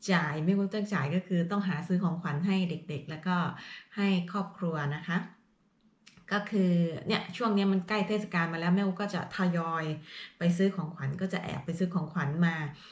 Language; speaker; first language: Thai; native; Thai